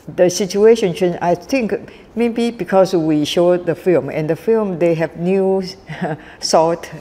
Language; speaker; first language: English; non-native, learner; Chinese